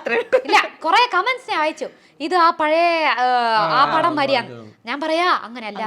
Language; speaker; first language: Malayalam; non-native, local second language; Tamil